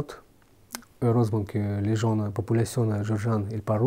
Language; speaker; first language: French; non-native, fluent; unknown